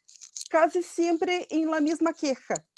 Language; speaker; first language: Spanish; non-native, fluent; Portuguese